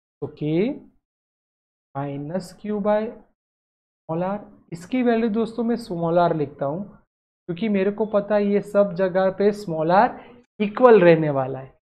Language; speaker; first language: Hindi; non-native, local second language; Gujarati